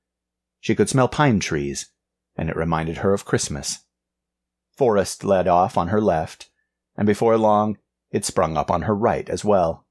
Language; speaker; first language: English; native; English